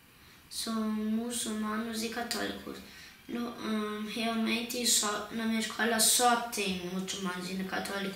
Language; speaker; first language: Portuguese; early bilingual, heritage; Portuguese